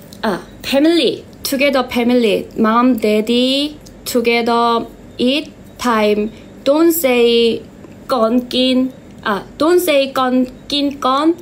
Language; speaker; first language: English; non-native, learner; Korean